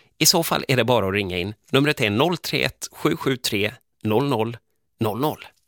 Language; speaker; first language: Swedish; native; Swedish